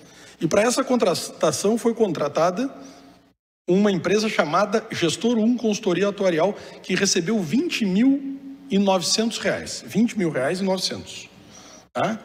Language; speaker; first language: Portuguese; native; Portuguese